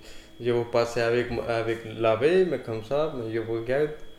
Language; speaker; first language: French; non-native, learner; Punjabi